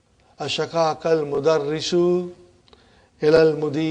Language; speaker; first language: Arabic; non-native, fluent; Urdu